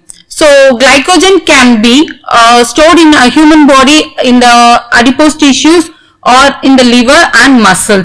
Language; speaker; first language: English; non-native, local second language; Tamil